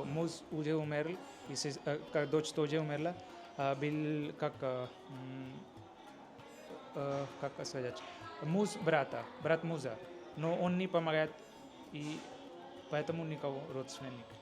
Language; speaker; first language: Russian; non-native, learner; Hindi